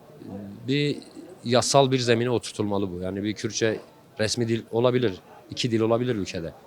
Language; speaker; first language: Turkish; non-native, local second language; Kurdish